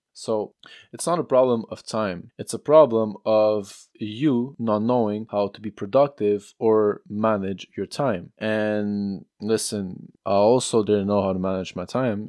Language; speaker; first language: English; non-native, fluent; French